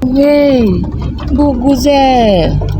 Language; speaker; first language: Turkish; non-native, learner; Indonesian